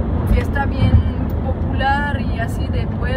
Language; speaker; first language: Spanish; non-native, fluent; French